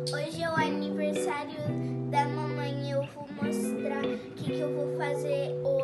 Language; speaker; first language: Portuguese; early bilingual, heritage; Portuguese